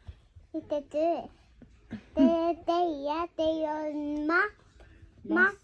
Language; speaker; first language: Swedish; early bilingual, other home language; Mongolian